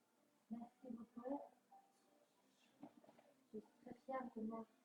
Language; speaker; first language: French; non-native, learner; Chinese